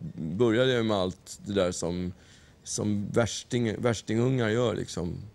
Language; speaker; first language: Swedish; native; Swedish